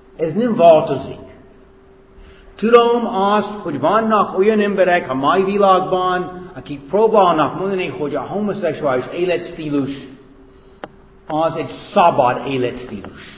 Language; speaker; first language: Hungarian; non-native, fluent; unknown